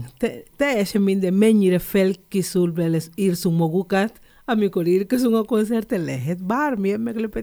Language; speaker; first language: Hungarian; non-native, fluent; Spanish